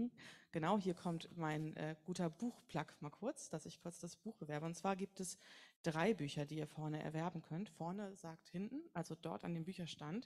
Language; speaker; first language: German; native; German